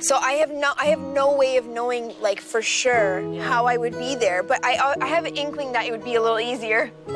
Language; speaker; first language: English; native; English